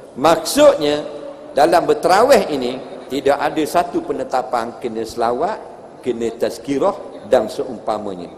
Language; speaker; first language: Malay; native; Malay